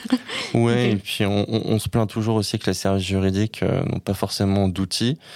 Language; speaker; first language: French; native; French